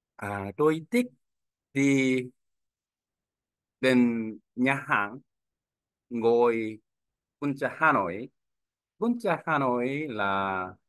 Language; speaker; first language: Vietnamese; non-native, learner; Korean